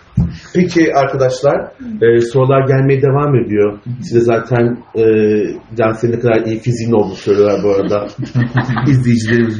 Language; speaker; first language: Turkish; native; Turkish